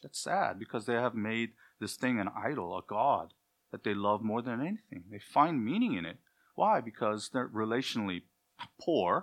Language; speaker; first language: English; native; English